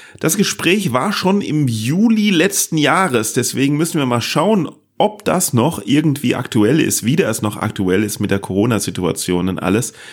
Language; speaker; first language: German; native; German